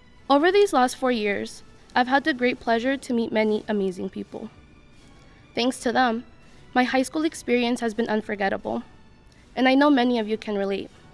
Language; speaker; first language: English; early bilingual, other home language; Spanish